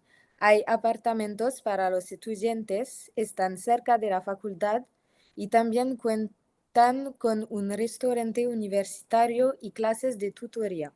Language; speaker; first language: Spanish; non-native, learner; French